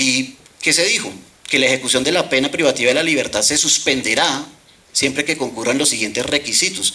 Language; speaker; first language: Spanish; native; Spanish